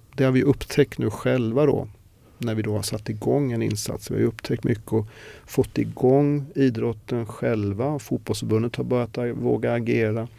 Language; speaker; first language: Swedish; native; Swedish